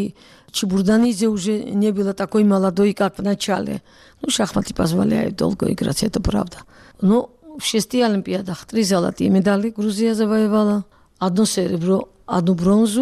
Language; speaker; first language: Russian; non-native, local second language; Georgian